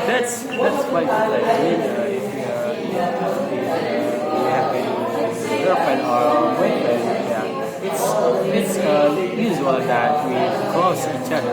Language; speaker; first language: English; non-native, learner; Indonesian